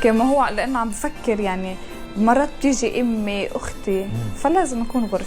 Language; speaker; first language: Arabic; native; Arabic